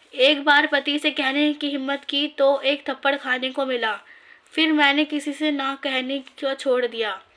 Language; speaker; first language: Hindi; native; Hindi